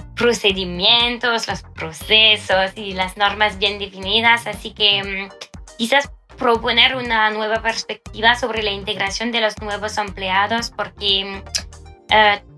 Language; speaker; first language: Spanish; non-native, fluent; French